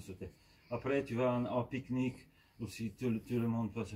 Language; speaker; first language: French; non-native, fluent; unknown